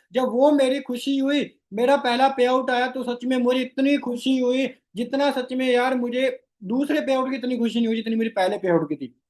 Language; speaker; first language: Hindi; non-native, local second language; Rajasthani